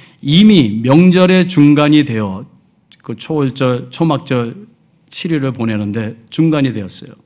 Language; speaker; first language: Korean; early bilingual, heritage; Korean